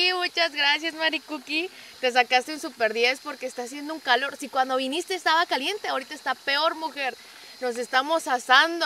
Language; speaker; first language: Spanish; native; Spanish